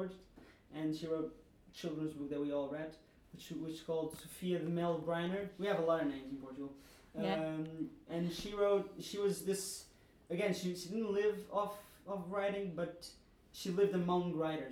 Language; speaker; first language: English; non-native, fluent; Portuguese